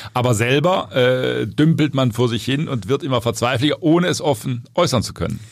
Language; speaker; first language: German; native; German